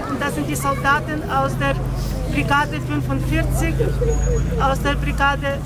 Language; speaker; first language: German; non-native, learner; Ukrainian